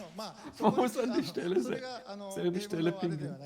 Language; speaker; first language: German; native; German